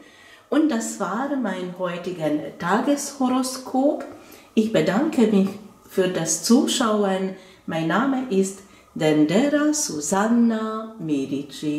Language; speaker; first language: German; non-native, fluent; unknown